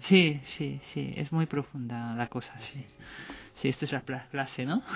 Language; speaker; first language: Spanish; non-native, fluent; Japanese